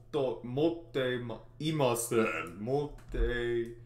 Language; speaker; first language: Japanese; non-native, learner; English